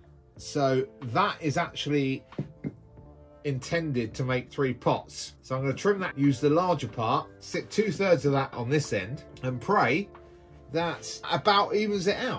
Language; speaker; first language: English; native; English